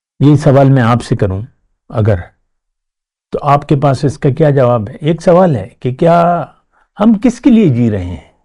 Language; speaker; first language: Urdu; non-native, local second language; Pashto